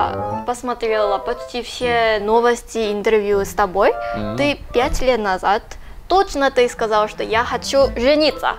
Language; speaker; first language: Russian; non-native, learner; Korean